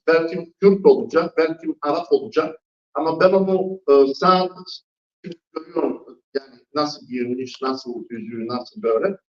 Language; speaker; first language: Turkish; non-native, fluent; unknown